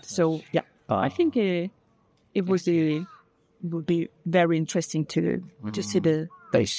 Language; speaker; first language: English; non-native, learner; French